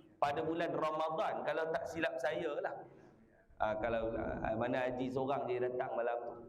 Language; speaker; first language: Malay; native; Malay